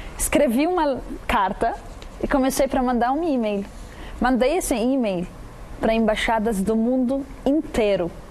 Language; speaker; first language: Portuguese; non-native, fluent; Arabic